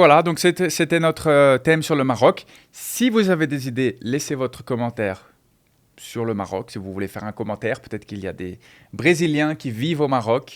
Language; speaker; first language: French; non-native, fluent; Portuguese